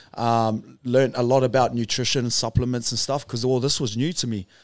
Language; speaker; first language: English; native; English